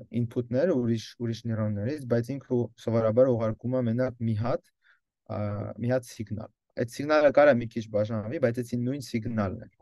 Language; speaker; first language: Armenian; early bilingual, heritage; Armenian